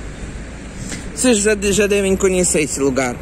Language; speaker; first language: Portuguese; non-native, fluent; Ukrainian